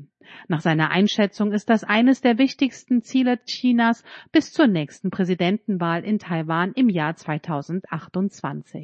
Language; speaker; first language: German; native; German